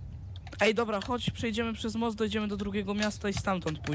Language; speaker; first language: Polish; native; Polish